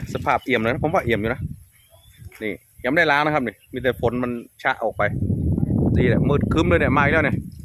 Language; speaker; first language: Thai; non-native, local second language; Northeastern Thai